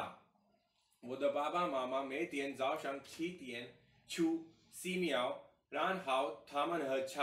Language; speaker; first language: Chinese; non-native, learner; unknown